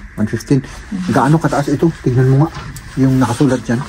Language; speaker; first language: Filipino; native; Filipino